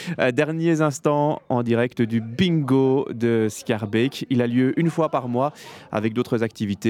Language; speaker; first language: French; native; French